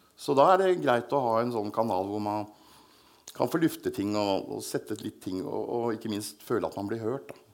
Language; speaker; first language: Norwegian; native; Norwegian